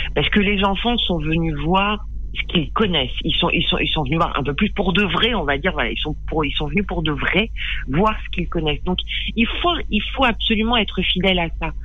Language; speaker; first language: French; native; French